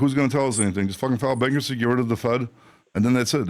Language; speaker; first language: English; native; English